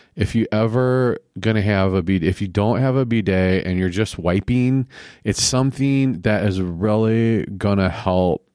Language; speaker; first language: English; native; English